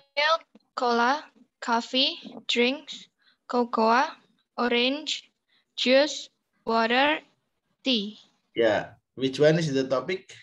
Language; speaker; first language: English; non-native, fluent; Indonesian